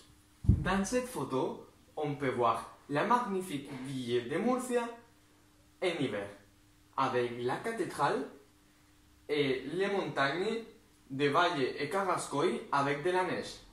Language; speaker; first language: French; non-native, learner; Spanish